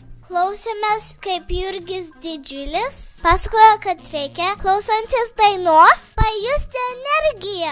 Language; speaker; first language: Lithuanian; early bilingual, heritage; Lithuanian